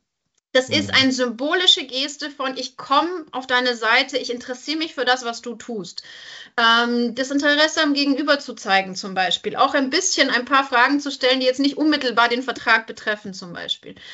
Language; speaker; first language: German; native; German